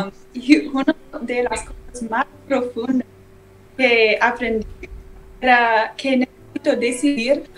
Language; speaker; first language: Spanish; non-native, learner; English